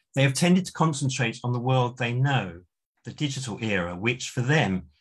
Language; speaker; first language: English; native; English